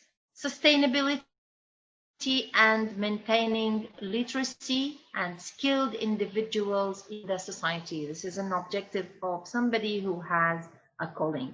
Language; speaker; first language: English; non-native, fluent; Arabic